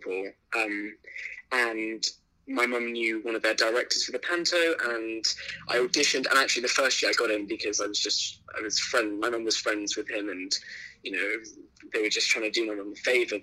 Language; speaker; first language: English; native; English